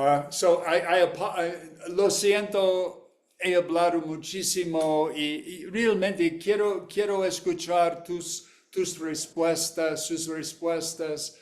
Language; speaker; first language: Spanish; non-native, learner; English